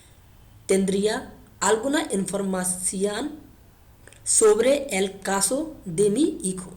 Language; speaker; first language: Spanish; non-native, learner; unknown